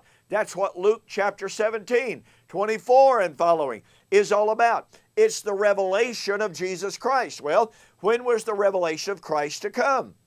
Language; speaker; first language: English; native; English